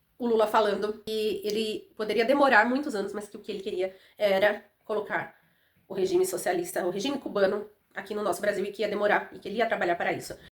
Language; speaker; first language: Portuguese; native; Portuguese